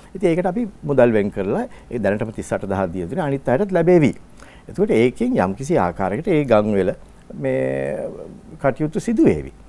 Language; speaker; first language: Sinhala; native; Sinhala